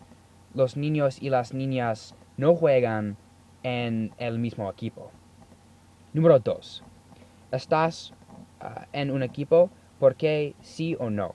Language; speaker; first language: Spanish; non-native, learner; English